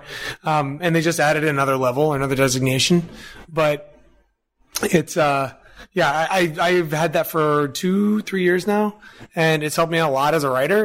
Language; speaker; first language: English; native; English